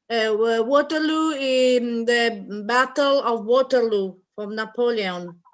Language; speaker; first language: English; non-native, learner; Italian